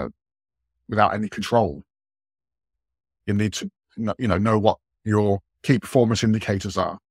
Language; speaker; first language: English; native; English